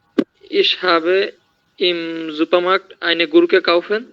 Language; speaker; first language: German; non-native, learner; Bangla